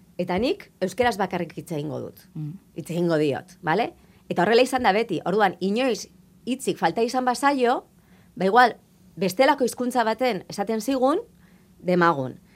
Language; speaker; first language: Basque; native; Basque